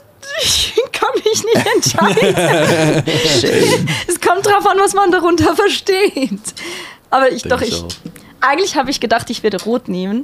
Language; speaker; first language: German; native; German